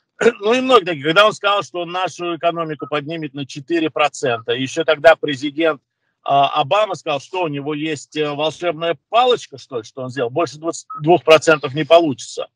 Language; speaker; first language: Russian; early bilingual, other home language; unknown